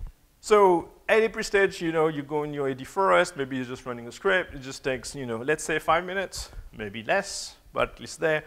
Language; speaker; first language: English; non-native, fluent; French